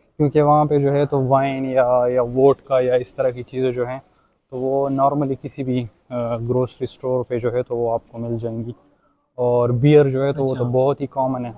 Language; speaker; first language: Urdu; native; Urdu